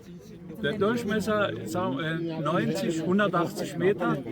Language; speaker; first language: German; native; German